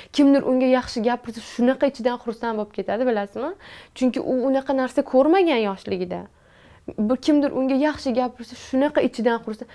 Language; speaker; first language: Uzbek; non-native, local second language; Tajik